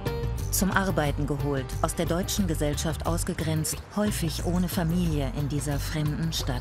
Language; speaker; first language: German; native; German